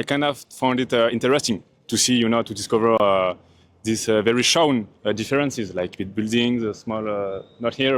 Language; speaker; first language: English; non-native, learner; French